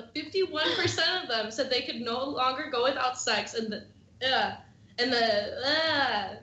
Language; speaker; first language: English; native; English